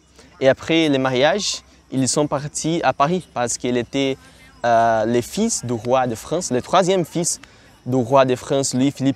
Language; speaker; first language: French; non-native, learner; Portuguese